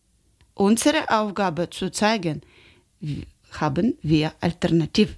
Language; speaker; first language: German; non-native, learner; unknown